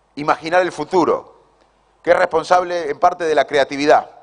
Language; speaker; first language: Spanish; native; Spanish